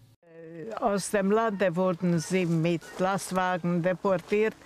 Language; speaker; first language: German; non-native, fluent; Hungarian